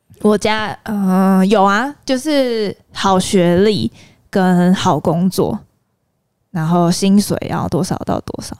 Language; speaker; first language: Chinese; native; Chinese